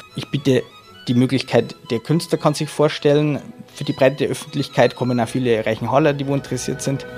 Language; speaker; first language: German; native; German